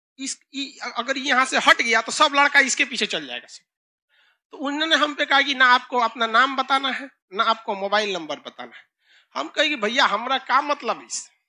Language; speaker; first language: Hindi; native; Hindi